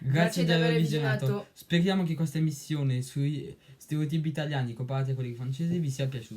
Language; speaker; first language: Italian; non-native, learner; French